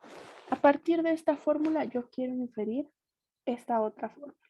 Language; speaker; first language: Spanish; native; Spanish